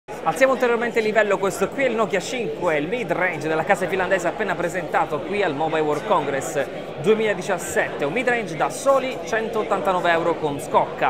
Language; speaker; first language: Italian; native; Italian